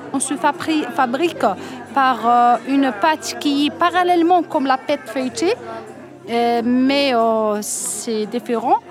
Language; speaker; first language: French; non-native, learner; Arabic